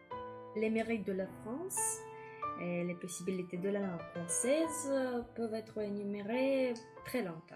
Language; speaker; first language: French; non-native, fluent; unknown